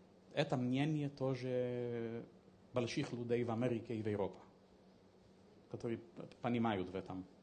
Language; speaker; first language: Russian; non-native, learner; English